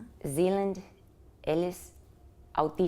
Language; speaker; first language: Spanish; early bilingual, heritage; English